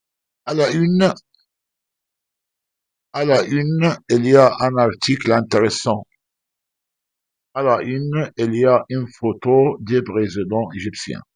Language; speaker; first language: French; non-native, fluent; Arabic